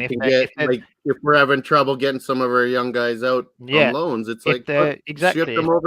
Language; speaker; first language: English; native; English